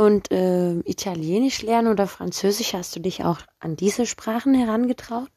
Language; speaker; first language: German; early bilingual, other home language; Turkish